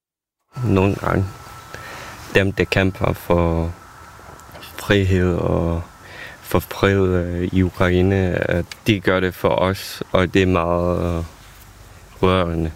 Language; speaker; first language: Danish; non-native, fluent; Ukrainian